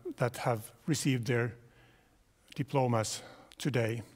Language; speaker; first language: English; non-native, fluent; Finnish